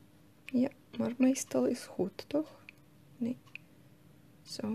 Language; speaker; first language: Dutch; non-native, learner; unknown